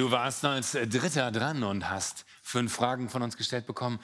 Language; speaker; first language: German; native; German